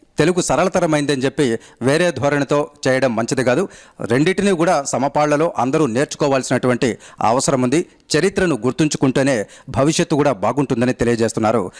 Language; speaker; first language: Telugu; native; Telugu